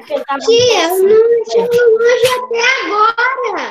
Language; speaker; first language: Portuguese; native; Portuguese